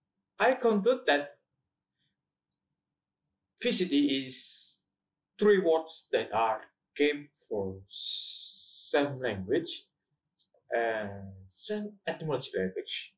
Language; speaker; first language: English; non-native, learner; Indonesian